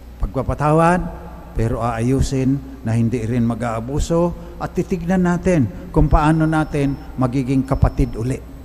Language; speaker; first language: Filipino; non-native, local second language; Cebuano